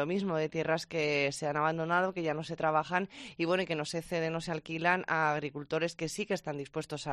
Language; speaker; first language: Spanish; native; Spanish